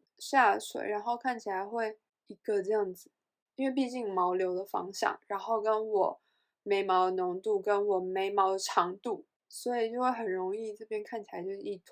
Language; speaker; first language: Chinese; native; Chinese